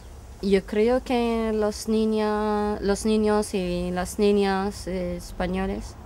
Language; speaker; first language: Spanish; non-native, fluent; Arabic